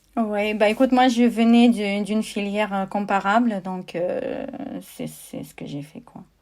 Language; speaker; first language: French; non-native, fluent; Russian